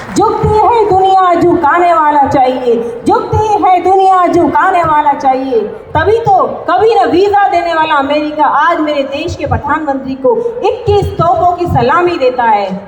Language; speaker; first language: Hindi; native; Hindi